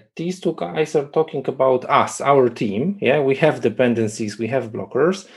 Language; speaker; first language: English; non-native, fluent; Polish